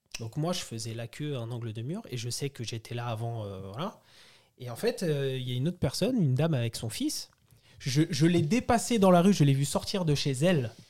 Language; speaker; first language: French; early bilingual, other home language; Portuguese